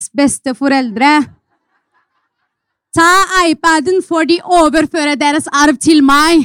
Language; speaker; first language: Norwegian; non-native, fluent; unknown